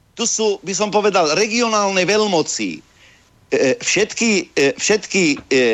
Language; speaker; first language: Slovak; non-native, fluent; Arabic